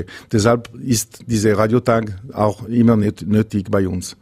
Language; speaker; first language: German; non-native, local second language; French